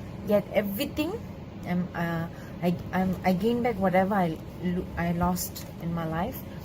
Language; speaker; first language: English; non-native, local second language; Tamil